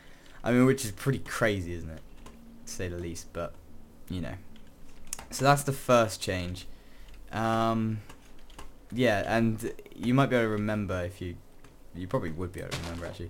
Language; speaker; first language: English; native; English